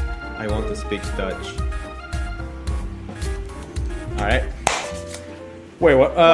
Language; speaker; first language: English; non-native, fluent; Indonesian